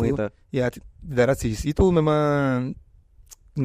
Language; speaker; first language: Indonesian; non-native, fluent; Portuguese